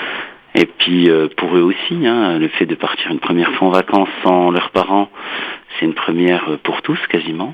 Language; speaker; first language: French; native; French